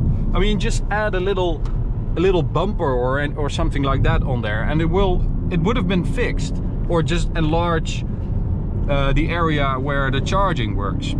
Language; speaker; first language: English; non-native, fluent; Dutch